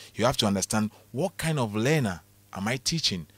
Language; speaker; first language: English; non-native, local second language; Akan